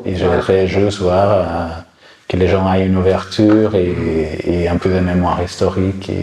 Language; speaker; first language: French; non-native, fluent; Spanish